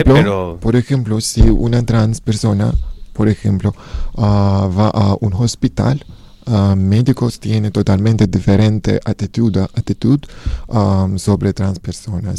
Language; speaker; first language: Spanish; non-native, learner; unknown